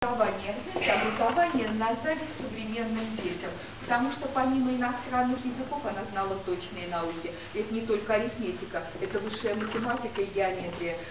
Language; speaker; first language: Russian; native; Russian